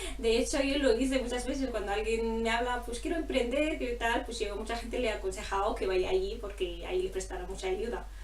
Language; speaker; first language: Spanish; non-native, fluent; Arabic